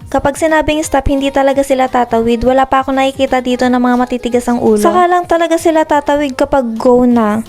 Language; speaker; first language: Filipino; native; Filipino